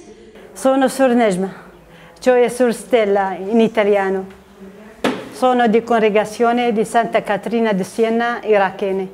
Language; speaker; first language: Italian; non-native, fluent; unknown